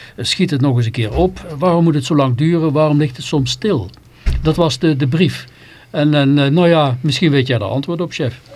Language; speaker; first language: Dutch; native; Dutch